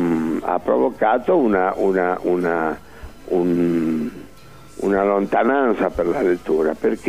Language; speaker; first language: Italian; early bilingual, heritage; Spanish